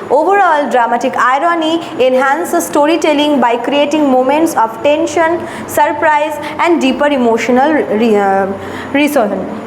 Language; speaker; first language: English; non-native, local second language; Bangla